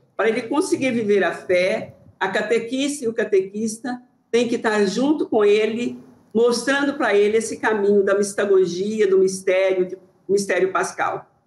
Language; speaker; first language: Portuguese; native; Portuguese